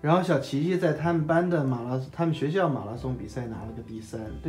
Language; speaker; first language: Chinese; native; Chinese